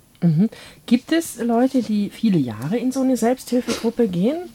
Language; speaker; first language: German; native; German